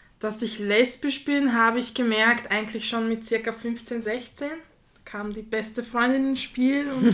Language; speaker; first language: German; early bilingual, other home language; Slovak